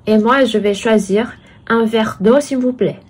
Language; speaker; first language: French; non-native, fluent; Vietnamese